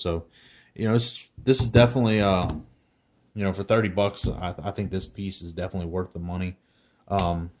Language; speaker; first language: English; native; English